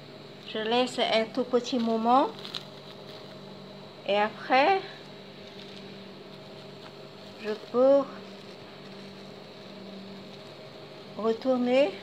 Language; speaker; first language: French; non-native, fluent; Vietnamese